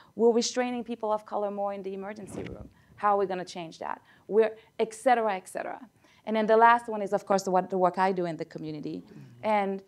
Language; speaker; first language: English; early bilingual, other home language; Haitian Creole